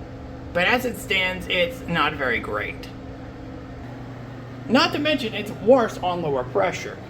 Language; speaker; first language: English; native; English